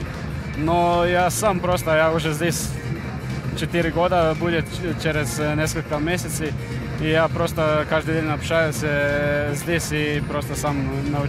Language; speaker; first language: Russian; non-native, learner; Croatian